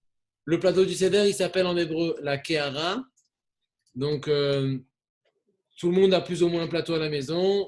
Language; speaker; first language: French; native; French